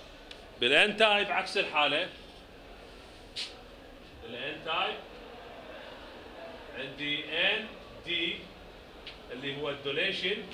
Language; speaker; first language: Arabic; native; Arabic